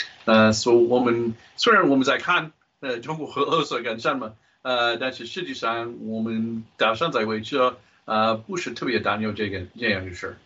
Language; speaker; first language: Chinese; non-native, fluent; English